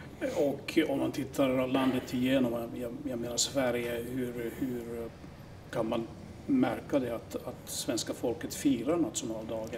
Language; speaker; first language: Swedish; non-native, local second language; Finnish